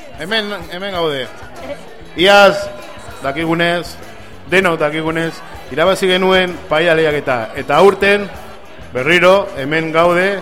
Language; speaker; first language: Basque; non-native, local second language; Spanish